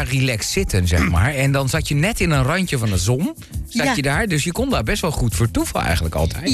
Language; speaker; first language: Dutch; native; Dutch